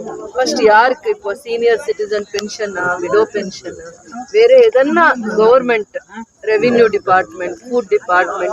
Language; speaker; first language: Tamil; non-native, local second language; Kannada